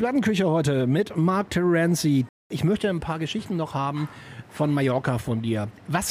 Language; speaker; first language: German; native; German